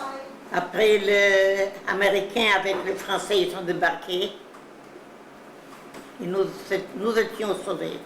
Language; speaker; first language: French; non-native, learner; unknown